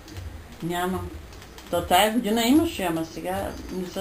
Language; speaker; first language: Bulgarian; native; Bulgarian